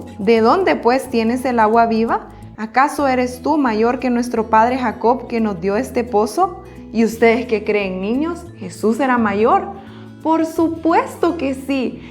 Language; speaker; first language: Spanish; native; Spanish